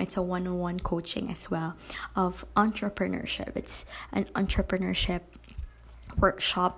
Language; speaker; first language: English; non-native, local second language; Kinaray-a